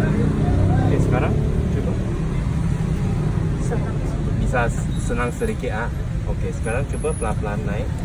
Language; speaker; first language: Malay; non-native, local second language; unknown